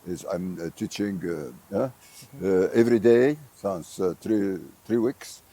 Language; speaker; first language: English; non-native, fluent; Arabic